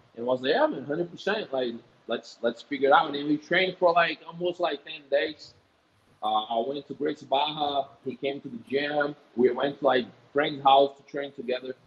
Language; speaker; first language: English; non-native, fluent; Portuguese